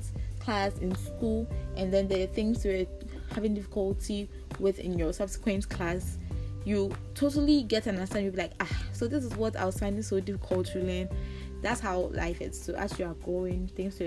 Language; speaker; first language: English; non-native, local second language; Akan